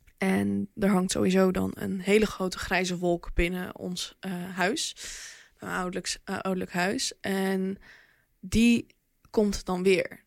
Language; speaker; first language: Dutch; early bilingual, other home language; Bosnian